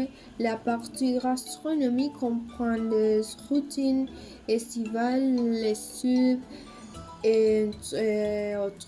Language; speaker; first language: French; non-native, learner; Spanish